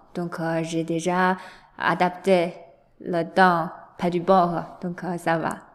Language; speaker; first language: French; non-native, learner; Chinese